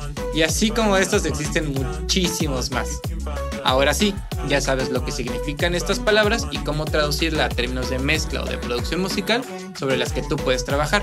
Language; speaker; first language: Spanish; native; Spanish